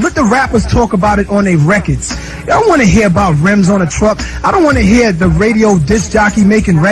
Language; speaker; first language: English; native; English